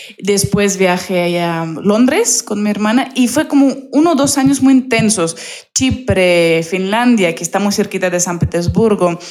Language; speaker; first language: Spanish; non-native, fluent; Russian